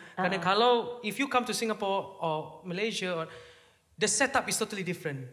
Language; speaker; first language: English; non-native, local second language; Malay